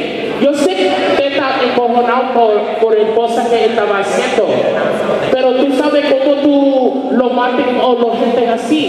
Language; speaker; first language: Spanish; non-native, learner; English